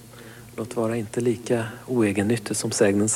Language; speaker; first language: Swedish; native; Swedish